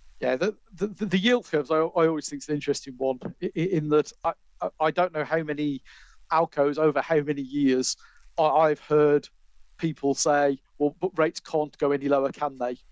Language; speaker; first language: English; native; English